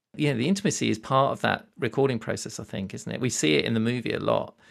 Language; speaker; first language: English; native; English